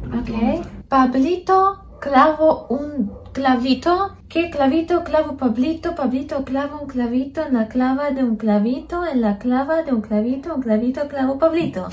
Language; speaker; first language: Spanish; non-native, fluent; Polish